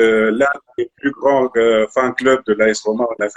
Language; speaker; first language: French; non-native, local second language; Arabic